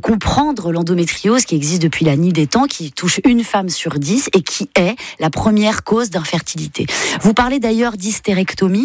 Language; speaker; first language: French; native; French